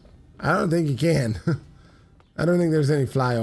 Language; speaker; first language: English; native; English